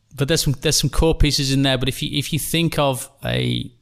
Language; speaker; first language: English; native; English